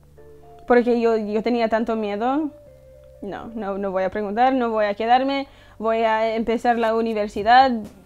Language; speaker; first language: Spanish; early bilingual, heritage; English